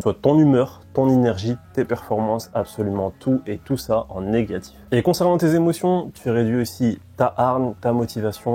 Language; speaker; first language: French; native; French